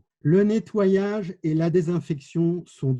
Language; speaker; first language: French; native; French